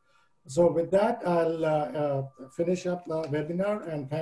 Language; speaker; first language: English; native; English